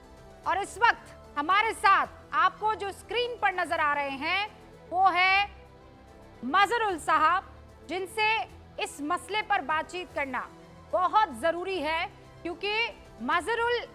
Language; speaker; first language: Hindi; native; Hindi